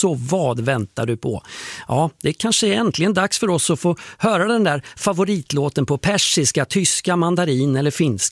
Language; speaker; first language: Swedish; native; Swedish